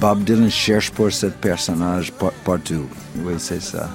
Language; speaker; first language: French; non-native, fluent; English